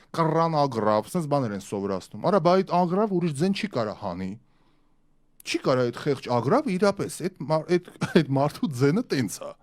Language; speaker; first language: Armenian; early bilingual, other home language; Russian